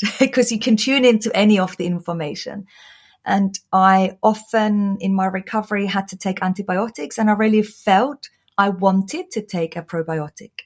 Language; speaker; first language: English; non-native, fluent; German